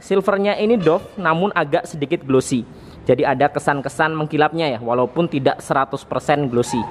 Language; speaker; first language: Indonesian; native; Indonesian